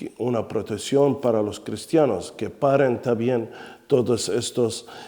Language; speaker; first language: Spanish; non-native, fluent; Arabic